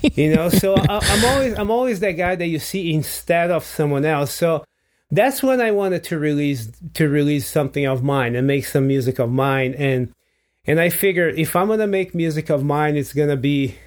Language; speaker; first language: English; non-native, fluent; Portuguese